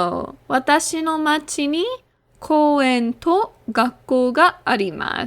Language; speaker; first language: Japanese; non-native, fluent; English